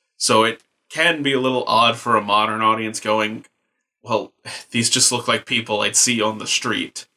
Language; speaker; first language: English; native; English